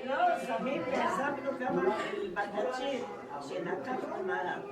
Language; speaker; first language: Hebrew; non-native, fluent; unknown